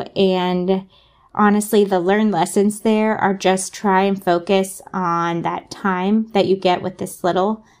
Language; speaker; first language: English; native; English